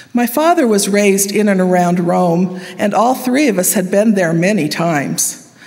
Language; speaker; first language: English; native; English